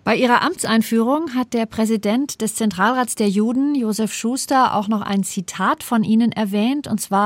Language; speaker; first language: German; native; German